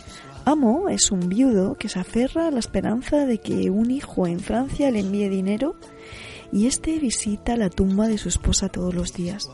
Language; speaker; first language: Spanish; native; Spanish